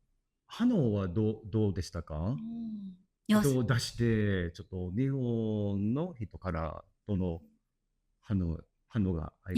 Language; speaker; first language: Japanese; non-native, learner; English